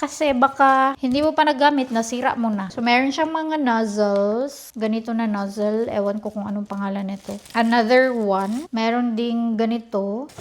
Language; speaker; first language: Filipino; non-native, local second language; Cebuano